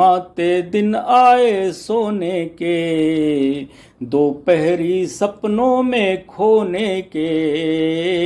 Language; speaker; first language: Hindi; native; Hindi